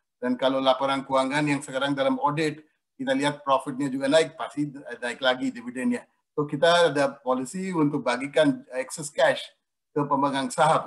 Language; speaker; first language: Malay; non-native, fluent; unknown